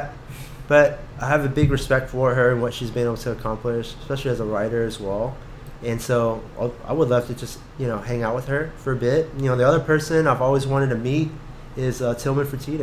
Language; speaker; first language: English; native; English